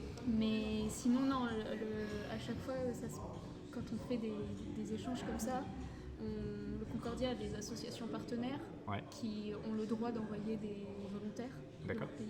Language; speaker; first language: French; native; French